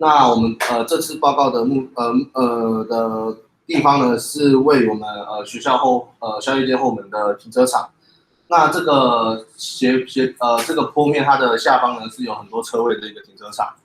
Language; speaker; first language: Chinese; native; Chinese